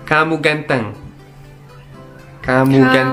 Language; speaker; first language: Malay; non-native, fluent; English